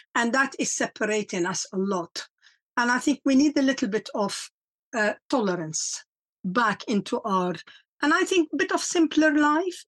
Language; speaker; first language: English; non-native, fluent; Arabic